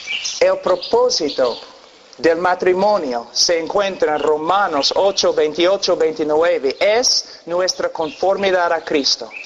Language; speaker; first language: Spanish; non-native, fluent; English